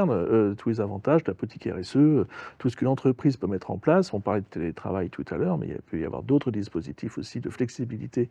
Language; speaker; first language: French; native; French